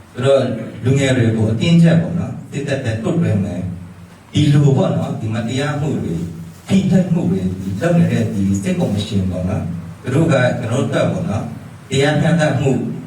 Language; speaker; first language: Burmese; non-native, local second language; Mon